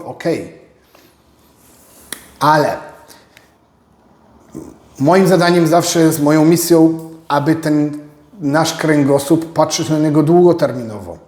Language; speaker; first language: Polish; native; Polish